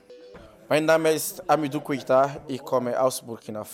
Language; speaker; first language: German; non-native, learner; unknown